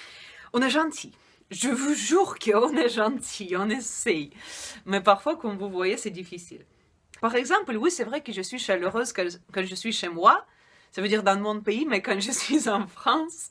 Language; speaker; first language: French; non-native, fluent; Russian